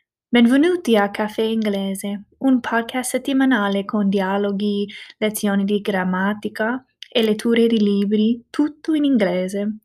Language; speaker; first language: Italian; non-native, fluent; English